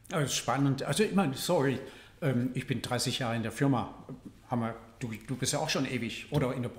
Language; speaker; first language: German; native; German